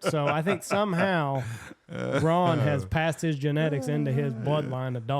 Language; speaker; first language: English; native; English